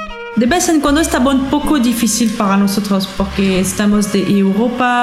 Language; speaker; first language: Spanish; non-native, fluent; French